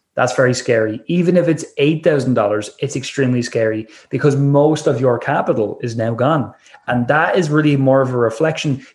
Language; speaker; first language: English; native; English